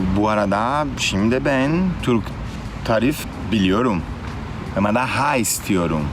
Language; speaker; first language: Turkish; non-native, learner; Portuguese